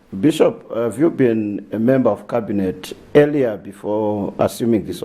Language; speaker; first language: English; non-native, local second language; Shona